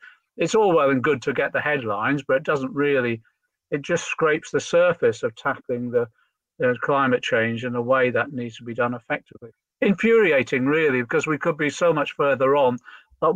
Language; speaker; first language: English; native; English